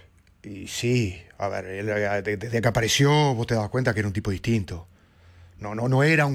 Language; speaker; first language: Spanish; native; Spanish